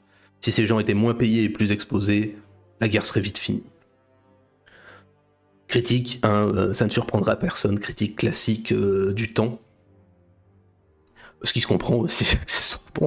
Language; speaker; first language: French; native; French